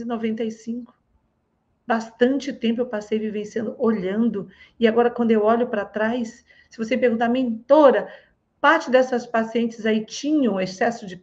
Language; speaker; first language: Portuguese; native; Portuguese